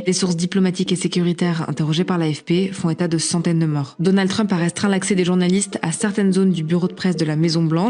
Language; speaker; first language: French; native; French